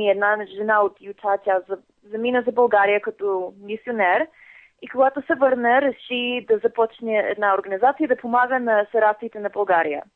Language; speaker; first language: Bulgarian; non-native, fluent; English